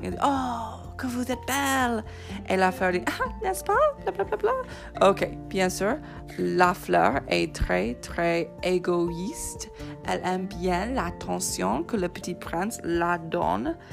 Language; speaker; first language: French; non-native, fluent; English